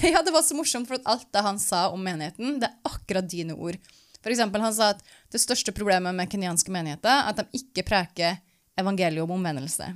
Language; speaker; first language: Norwegian; native; Norwegian